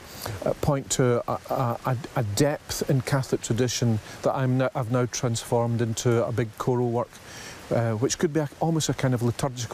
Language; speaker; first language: English; native; English